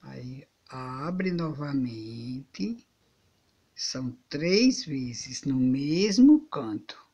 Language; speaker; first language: Portuguese; native; Portuguese